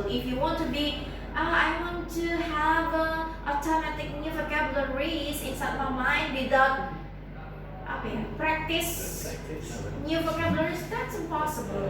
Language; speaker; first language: English; non-native, fluent; Indonesian